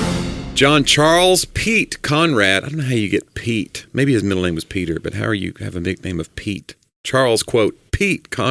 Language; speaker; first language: English; native; English